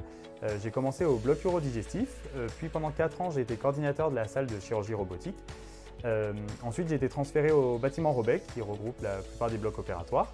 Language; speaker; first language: French; native; French